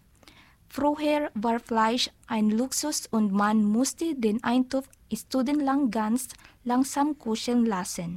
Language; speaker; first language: German; non-native, learner; Filipino